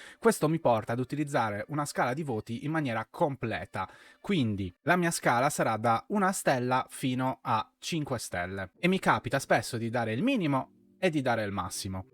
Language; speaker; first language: Italian; native; Italian